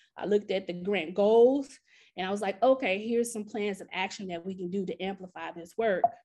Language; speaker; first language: English; native; English